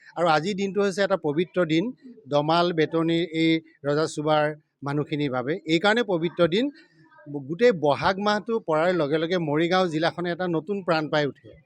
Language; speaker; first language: Assamese; native; Assamese